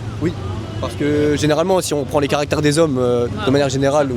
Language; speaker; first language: French; native; French